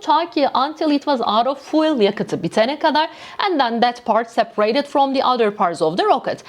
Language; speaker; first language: English; non-native, fluent; Turkish